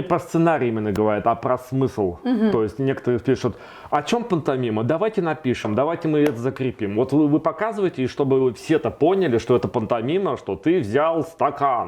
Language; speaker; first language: Russian; native; Russian